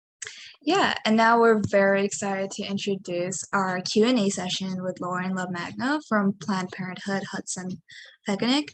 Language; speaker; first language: English; native; English